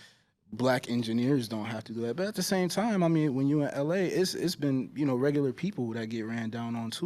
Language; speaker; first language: English; native; English